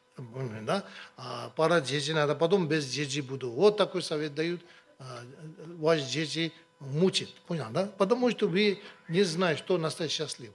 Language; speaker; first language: Russian; non-native, learner; Tibetan